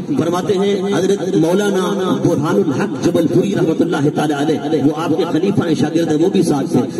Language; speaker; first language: Urdu; native; Urdu